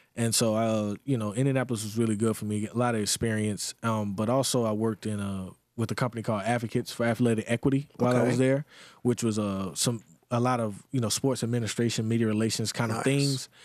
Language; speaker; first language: English; native; English